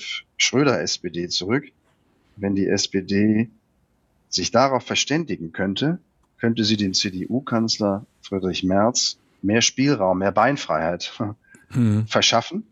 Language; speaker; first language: German; native; German